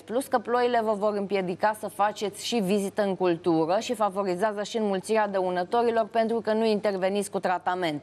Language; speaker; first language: Romanian; native; Romanian